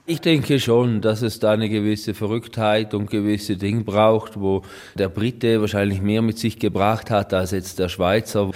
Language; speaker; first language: German; native; German